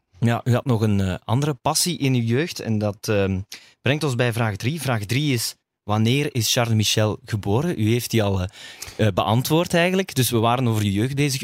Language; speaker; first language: Dutch; native; Dutch